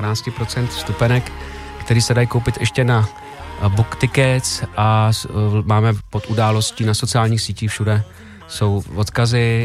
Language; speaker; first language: Czech; native; Czech